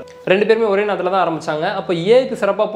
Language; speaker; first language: Tamil; native; Tamil